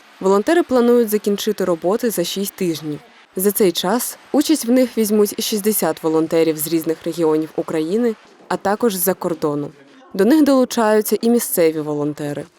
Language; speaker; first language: Ukrainian; native; Ukrainian